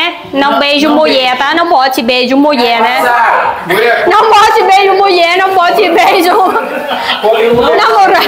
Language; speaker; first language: Portuguese; non-native, learner; Vietnamese